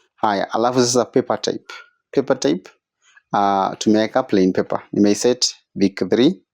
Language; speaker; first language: Swahili; native; Swahili